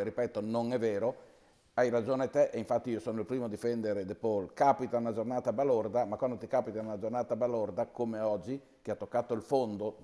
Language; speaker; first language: Italian; native; Italian